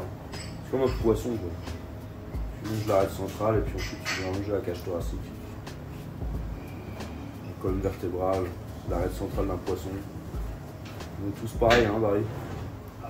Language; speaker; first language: French; native; French